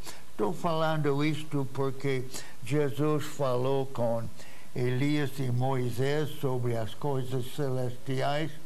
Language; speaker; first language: Portuguese; non-native, fluent; English